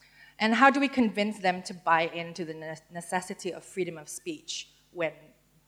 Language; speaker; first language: English; native; English